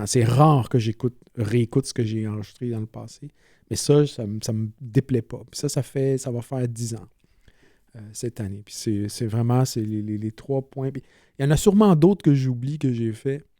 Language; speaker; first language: French; native; French